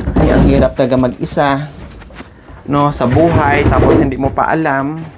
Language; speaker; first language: Filipino; non-native, local second language; Cebuano